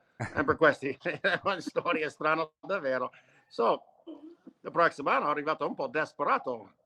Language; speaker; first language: Italian; non-native, learner; English